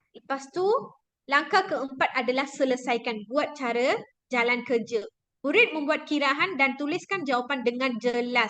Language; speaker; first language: Malay; non-native, local second language; Tamil